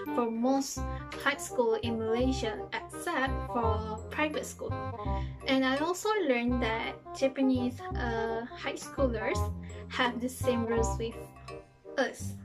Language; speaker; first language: English; non-native, local second language; Malay